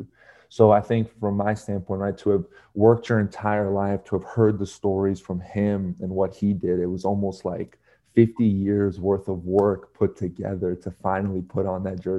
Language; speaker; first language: English; native; English